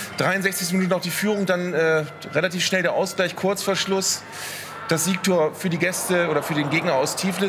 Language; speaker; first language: German; native; German